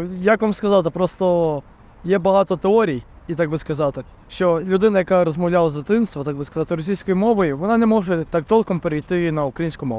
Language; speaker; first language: Ukrainian; non-native, local second language; Russian